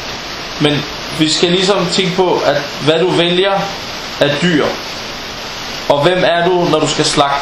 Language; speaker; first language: Danish; non-native, fluent; Arabic